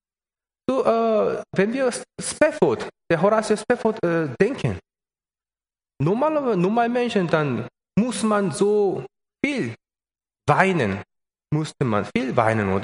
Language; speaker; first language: German; non-native, learner; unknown